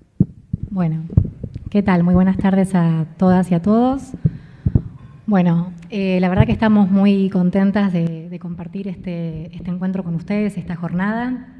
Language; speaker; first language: Spanish; native; Spanish